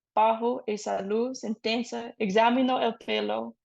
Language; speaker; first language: Spanish; non-native, fluent; English